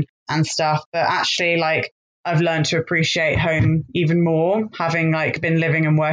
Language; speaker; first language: English; native; English